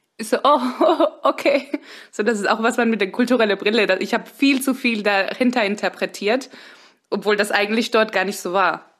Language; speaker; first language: German; early bilingual, heritage; Spanish